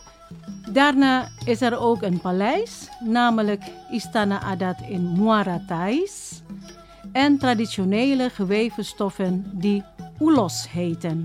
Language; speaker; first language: Dutch; non-native, fluent; Indonesian